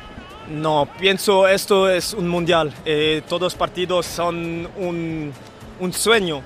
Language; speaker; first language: Spanish; non-native, learner; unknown